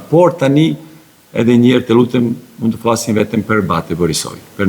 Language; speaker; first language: Albanian; non-native, learner; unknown